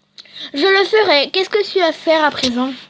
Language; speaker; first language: French; native; French